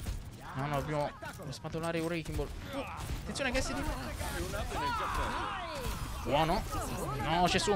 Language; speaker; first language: Italian; native; Italian